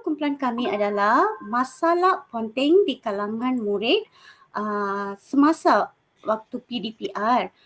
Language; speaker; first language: Malay; non-native, local second language; Tamil